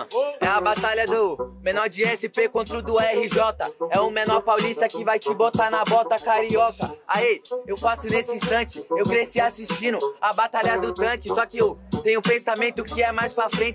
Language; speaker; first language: Portuguese; native; Portuguese